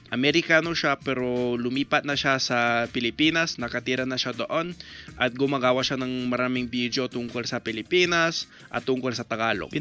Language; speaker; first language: Filipino; non-native, fluent; English